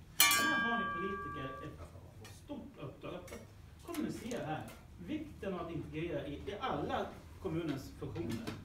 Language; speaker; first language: Swedish; native; Swedish